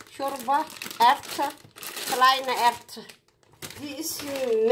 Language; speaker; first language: Dutch; non-native, learner; Somali